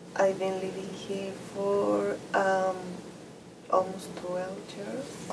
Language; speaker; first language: English; non-native, learner; Spanish